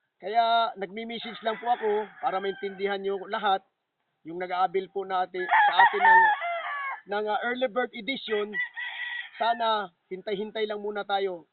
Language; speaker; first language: Filipino; non-native, local second language; Surigaonon